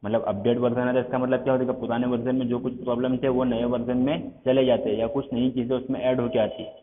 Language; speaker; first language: Hindi; non-native, local second language; Gujarati